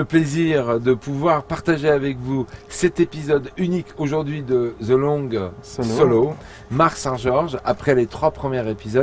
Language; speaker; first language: French; native; French